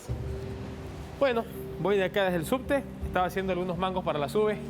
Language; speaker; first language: Spanish; native; Spanish